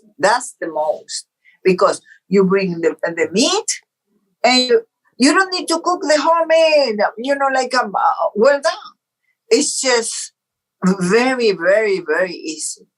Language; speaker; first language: English; non-native, fluent; Portuguese